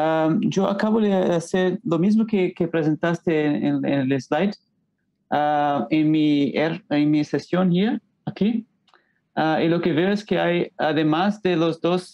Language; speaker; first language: Spanish; non-native, learner; Portuguese